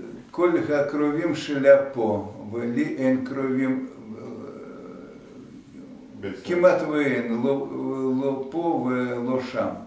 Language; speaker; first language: Hebrew; non-native, fluent; Russian